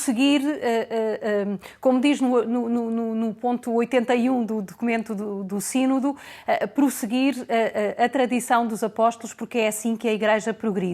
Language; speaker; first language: Portuguese; native; Portuguese